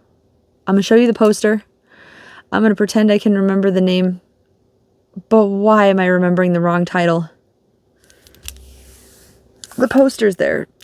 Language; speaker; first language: English; native; English